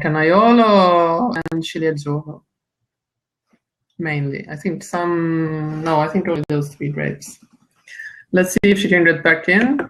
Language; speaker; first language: English; non-native, fluent; Italian